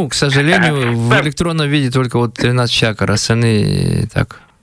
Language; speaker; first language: Russian; native; Russian